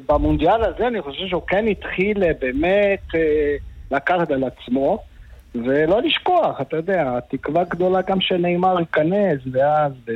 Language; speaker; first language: Hebrew; non-native, fluent; Portuguese